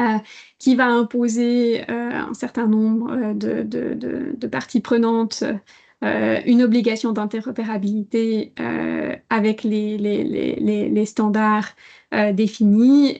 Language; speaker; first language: French; native; French